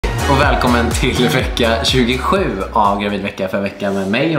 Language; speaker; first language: Swedish; native; Swedish